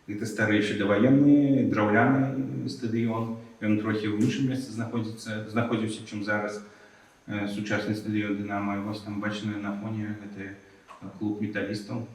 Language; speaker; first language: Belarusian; non-native, local second language; Russian